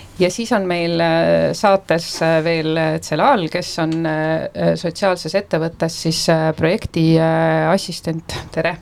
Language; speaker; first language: Estonian; native; Estonian